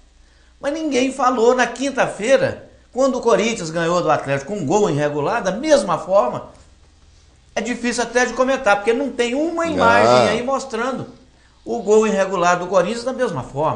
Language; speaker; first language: Portuguese; native; Portuguese